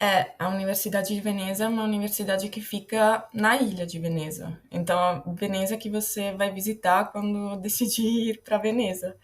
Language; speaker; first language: Portuguese; non-native, fluent; Italian